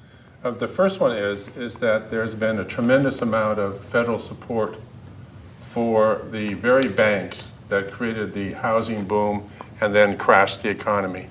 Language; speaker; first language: English; native; English